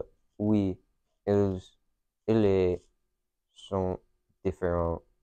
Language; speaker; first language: French; non-native, learner; English